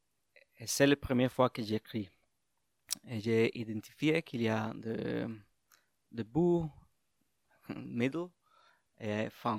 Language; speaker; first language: French; non-native, learner; English